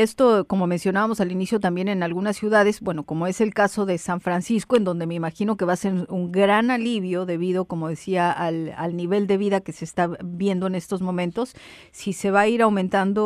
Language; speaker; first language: Spanish; native; Spanish